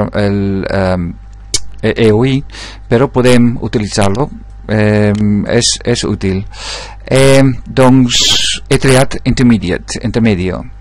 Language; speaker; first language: Catalan; non-native, local second language; Spanish